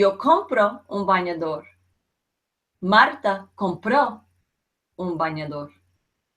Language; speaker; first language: Spanish; non-native, fluent; English